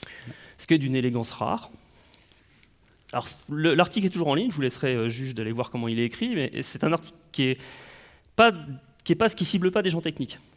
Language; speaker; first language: French; native; French